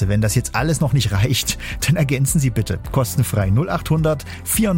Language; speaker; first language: German; native; German